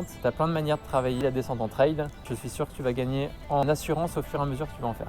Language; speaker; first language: French; native; French